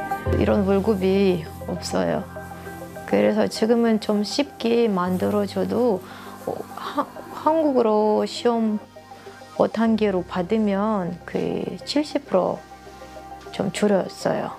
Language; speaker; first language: Korean; non-native, learner; Russian